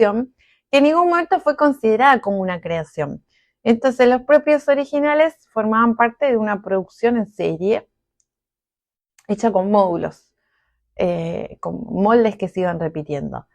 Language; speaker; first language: Spanish; native; Spanish